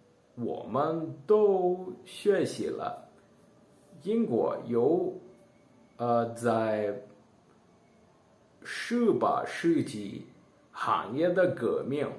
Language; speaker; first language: Chinese; non-native, learner; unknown